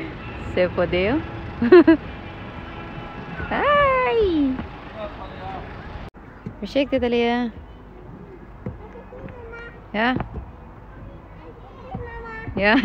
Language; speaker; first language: Norwegian; non-native, learner; Filipino